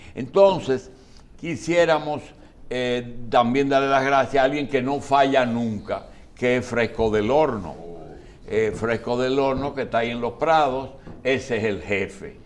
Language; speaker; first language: Spanish; native; Spanish